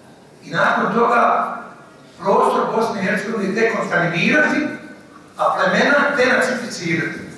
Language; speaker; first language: Croatian; native; Croatian